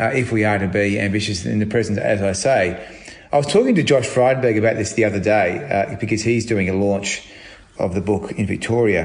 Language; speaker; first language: English; native; English